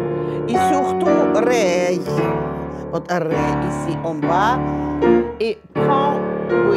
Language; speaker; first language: French; non-native, fluent; Russian